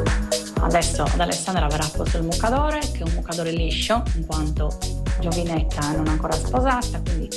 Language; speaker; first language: Italian; native; Italian